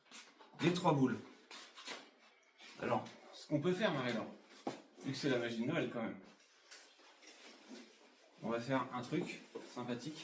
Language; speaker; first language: French; native; French